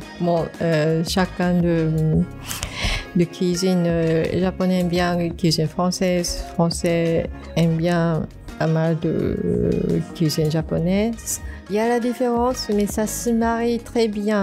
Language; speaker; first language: French; non-native, fluent; Japanese